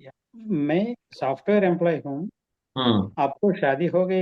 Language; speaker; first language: Hindi; non-native, learner; Telugu